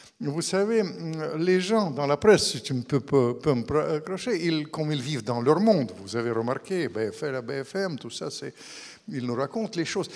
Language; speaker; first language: French; non-native, fluent; Russian